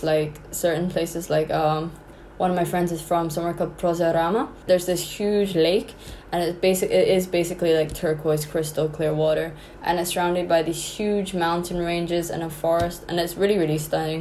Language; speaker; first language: English; non-native, local second language; Cantonese